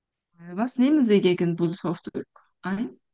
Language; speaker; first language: German; non-native, fluent; Turkish